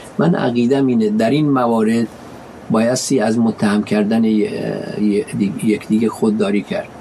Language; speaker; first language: Persian; non-native, local second language; Kurdish